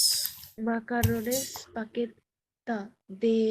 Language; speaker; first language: Spanish; non-native, learner; Bangla